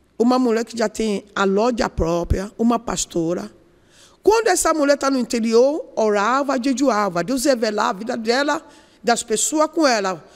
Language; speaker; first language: Portuguese; non-native, learner; Yoruba